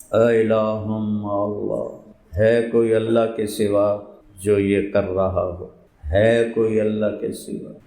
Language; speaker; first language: Urdu; non-native, local second language; Punjabi